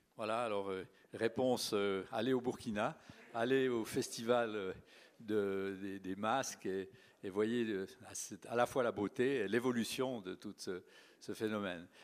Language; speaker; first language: French; native; French